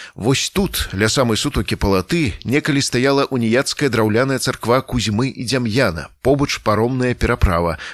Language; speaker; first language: Belarusian; native; Belarusian